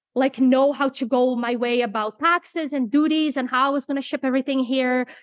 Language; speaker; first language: English; non-native, fluent; Portuguese